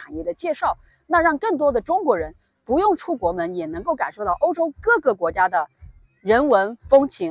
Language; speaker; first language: Chinese; native; Chinese